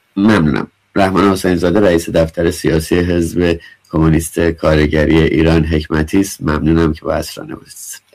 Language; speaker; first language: Persian; native; Persian